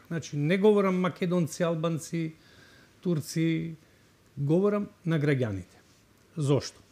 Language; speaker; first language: Macedonian; native; Macedonian